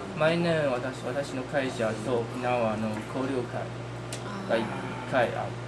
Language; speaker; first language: Japanese; non-native, learner; Chinese